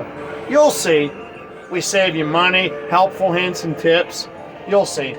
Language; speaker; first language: English; native; English